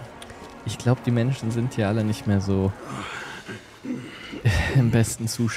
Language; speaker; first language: German; native; German